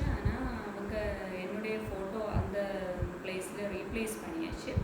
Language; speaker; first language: Tamil; non-native, learner; Malayalam